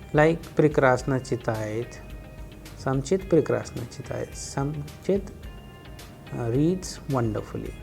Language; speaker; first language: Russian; non-native, fluent; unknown